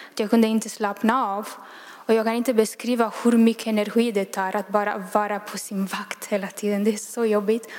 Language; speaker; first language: Swedish; non-native, fluent; Romanian